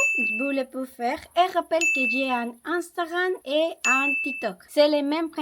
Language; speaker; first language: French; non-native, learner; Spanish